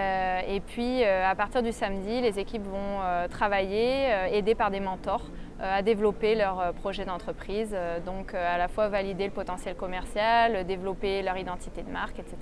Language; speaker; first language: French; native; French